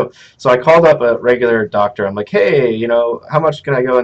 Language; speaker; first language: English; native; English